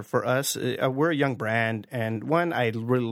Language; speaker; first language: English; native; English